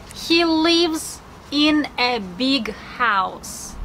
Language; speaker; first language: English; non-native, fluent; Russian